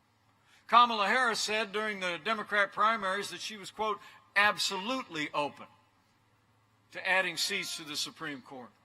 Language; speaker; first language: English; native; English